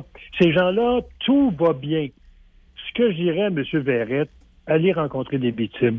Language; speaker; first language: French; native; French